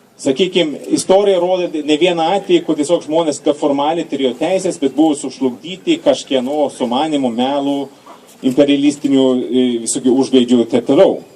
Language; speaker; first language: Lithuanian; early bilingual, heritage; Lithuanian